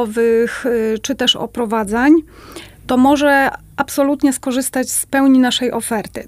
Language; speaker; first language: Polish; native; Polish